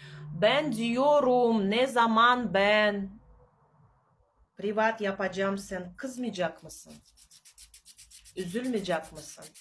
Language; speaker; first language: Turkish; non-native, learner; Russian